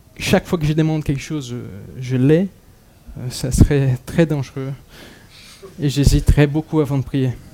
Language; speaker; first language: French; non-native, fluent; Portuguese